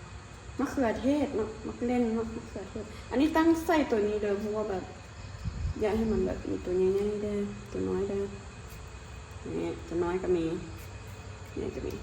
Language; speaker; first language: Thai; non-native, local second language; Lao